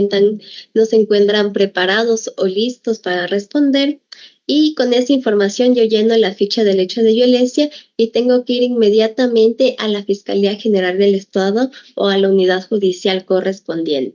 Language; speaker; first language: Spanish; native; Spanish